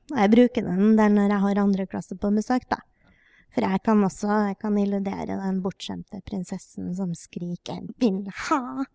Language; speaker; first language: Norwegian; native; Norwegian